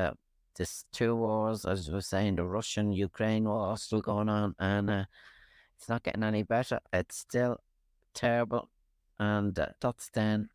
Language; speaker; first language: English; native; English